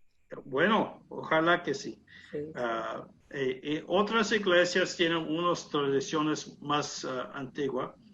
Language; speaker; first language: Spanish; non-native, learner; English